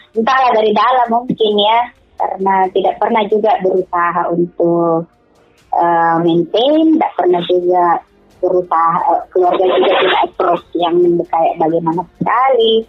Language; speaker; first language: Indonesian; native; Indonesian